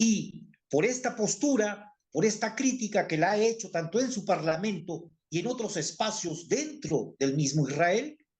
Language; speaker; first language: Spanish; native; Spanish